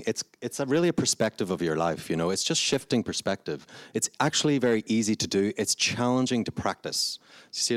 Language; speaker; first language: English; native; English